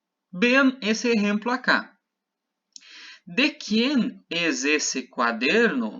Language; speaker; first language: Spanish; non-native, fluent; Portuguese